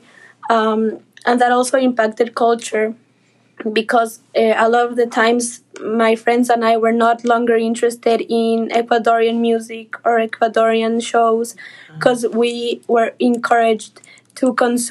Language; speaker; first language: English; non-native, fluent; Spanish